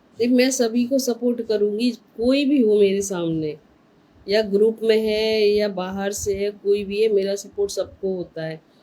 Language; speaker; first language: Hindi; non-native, local second language; Bangla